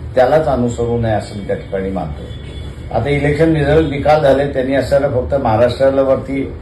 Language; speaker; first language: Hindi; non-native, local second language; Marathi